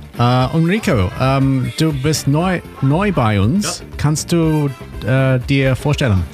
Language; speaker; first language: German; non-native, learner; English